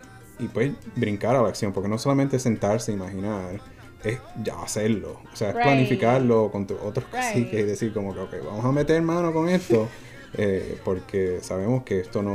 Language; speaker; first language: Spanish; native; Spanish